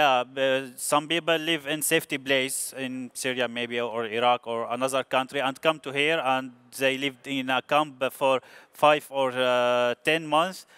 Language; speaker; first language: English; non-native, learner; Arabic